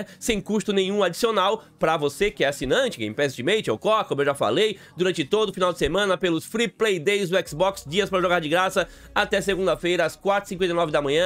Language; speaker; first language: Portuguese; native; Portuguese